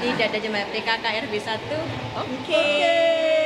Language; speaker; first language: Indonesian; native; Indonesian